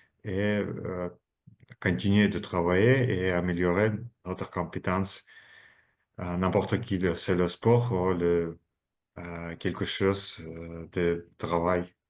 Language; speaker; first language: French; non-native, learner; Russian